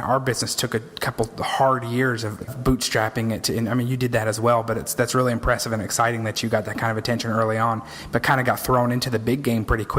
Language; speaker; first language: English; native; English